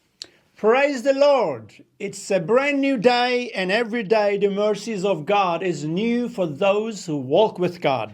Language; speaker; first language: English; non-native, fluent; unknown